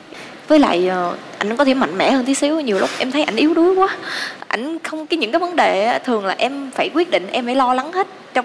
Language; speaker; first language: Vietnamese; native; Vietnamese